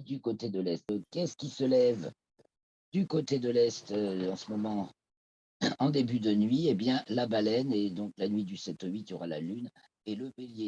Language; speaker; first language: French; native; French